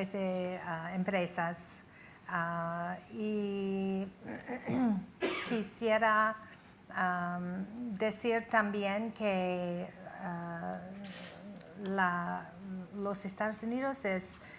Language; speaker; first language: Spanish; non-native, fluent; English